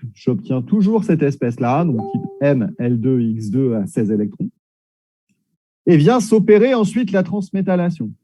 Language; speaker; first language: French; native; French